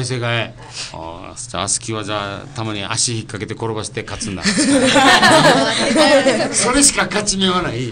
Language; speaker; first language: Japanese; native; Japanese